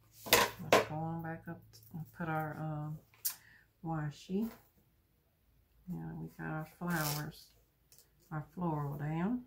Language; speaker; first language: English; native; English